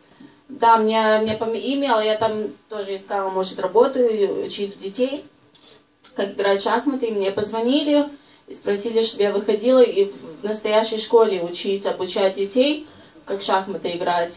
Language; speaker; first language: Russian; early bilingual, heritage; Russian